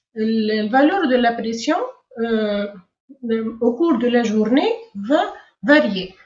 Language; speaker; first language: French; non-native, local second language; Arabic